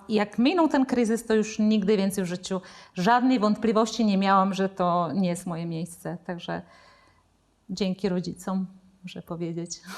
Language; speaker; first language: Polish; non-native, fluent; Italian